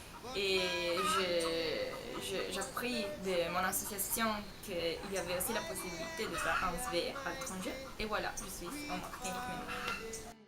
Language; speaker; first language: French; non-native, learner; Italian